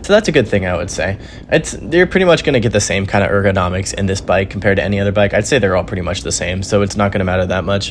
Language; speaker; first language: English; native; English